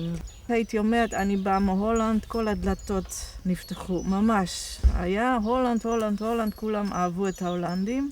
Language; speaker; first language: Hebrew; non-native, fluent; Dutch